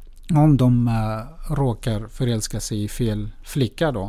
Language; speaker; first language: Swedish; non-native, fluent; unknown